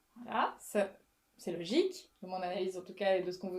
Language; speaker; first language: French; native; French